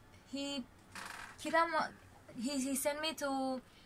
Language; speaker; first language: English; non-native, learner; Indonesian